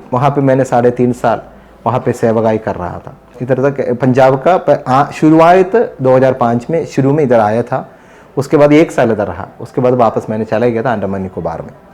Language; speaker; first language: Hindi; non-native, local second language; Malayalam